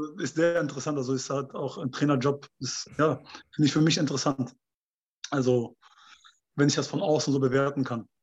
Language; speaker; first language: German; early bilingual, other home language; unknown